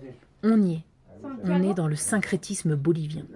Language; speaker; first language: French; native; French